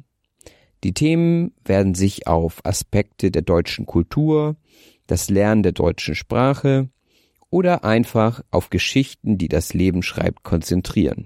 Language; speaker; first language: German; native; German